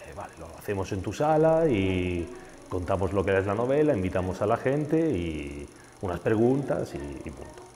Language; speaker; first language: Spanish; non-native, fluent; Italian